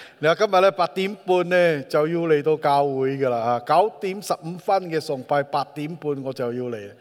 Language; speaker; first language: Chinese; non-native, local second language; Min Nan Chinese